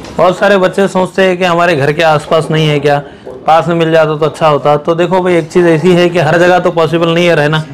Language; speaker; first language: Hindi; native; Hindi